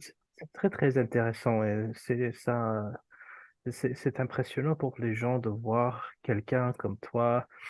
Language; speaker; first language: French; non-native, fluent; Urdu